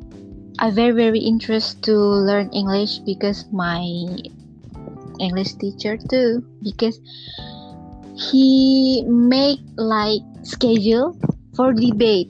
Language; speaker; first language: English; non-native, learner; Indonesian